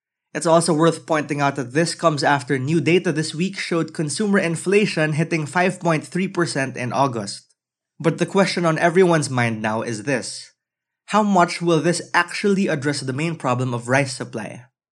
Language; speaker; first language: English; non-native, local second language; Filipino